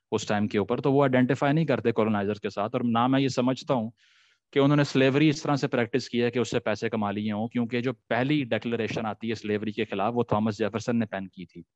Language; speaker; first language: Urdu; native; Urdu